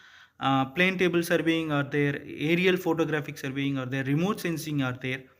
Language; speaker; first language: English; non-native, local second language; Tamil